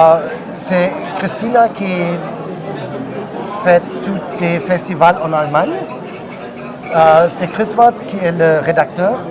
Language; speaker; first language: French; non-native, learner; German